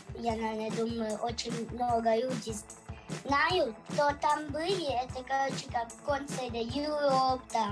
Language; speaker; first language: Russian; non-native, local second language; Kazakh